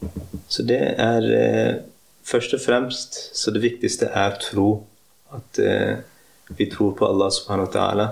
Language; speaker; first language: Norwegian; early bilingual, heritage; Norwegian